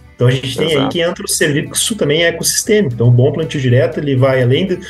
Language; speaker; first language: Portuguese; native; Portuguese